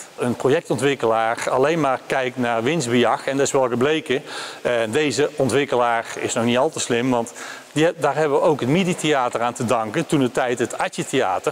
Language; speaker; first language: Dutch; native; Dutch